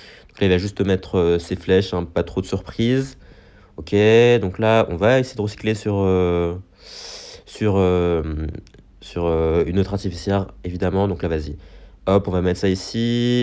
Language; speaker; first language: French; native; French